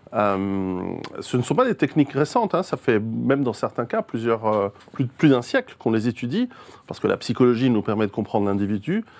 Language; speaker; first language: French; native; French